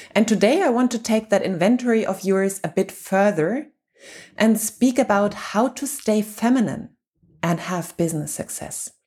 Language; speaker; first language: English; non-native, fluent; German